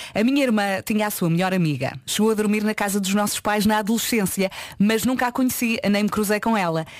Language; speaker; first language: Portuguese; native; Portuguese